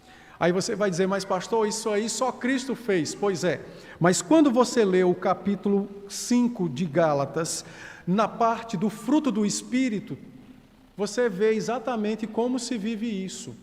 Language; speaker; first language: Portuguese; native; Portuguese